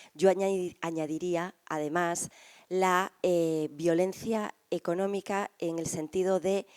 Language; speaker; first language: Spanish; native; Spanish